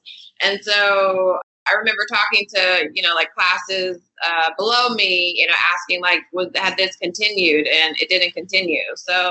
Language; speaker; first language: English; native; English